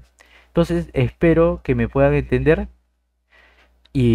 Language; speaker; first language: Spanish; native; Spanish